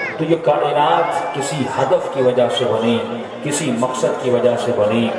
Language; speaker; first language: Urdu; non-native, local second language; Sindhi